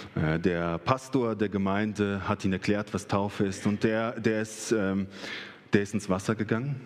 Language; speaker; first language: German; early bilingual, other home language; Russian